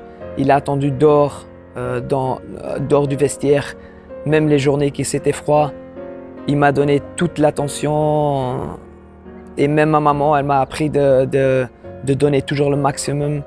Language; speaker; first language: French; non-native, local second language; Dutch